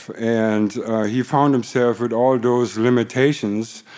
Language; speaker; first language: English; non-native, fluent; German